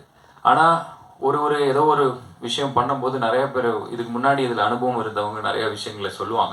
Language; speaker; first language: Tamil; native; Tamil